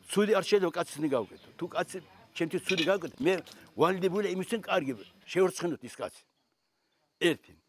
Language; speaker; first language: Georgian; non-native, local second language; Avaric